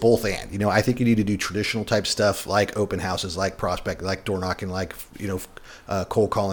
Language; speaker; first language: English; native; English